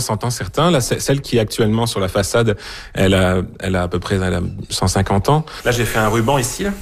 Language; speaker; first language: French; native; French